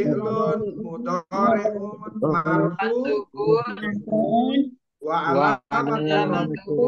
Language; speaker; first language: Arabic; non-native, fluent; Indonesian